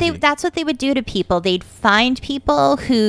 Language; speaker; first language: English; native; English